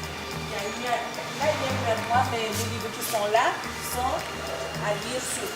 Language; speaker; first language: French; non-native, local second language; Malagasy